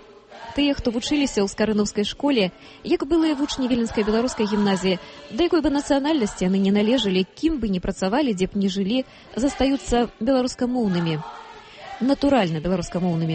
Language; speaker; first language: Belarusian; native; Belarusian